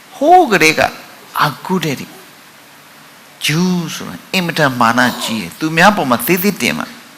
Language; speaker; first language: Burmese; non-native, local second language; S'gaw Karen